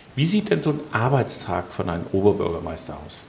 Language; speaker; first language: German; non-native, fluent; Danish